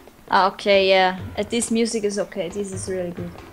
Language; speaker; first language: English; non-native, learner; German